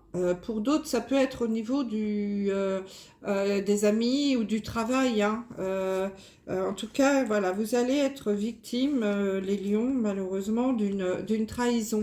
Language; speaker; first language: French; native; French